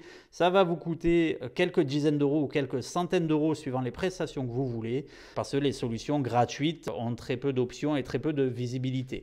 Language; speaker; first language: French; native; French